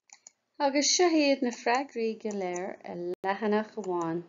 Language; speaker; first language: Irish; non-native, local second language; English